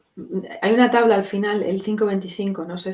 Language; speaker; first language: Spanish; native; Spanish